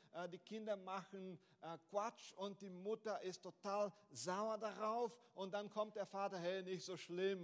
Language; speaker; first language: German; non-native, fluent; Portuguese